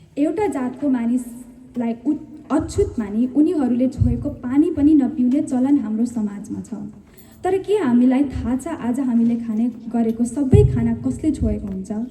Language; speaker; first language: Nepali; early bilingual, heritage; Nepali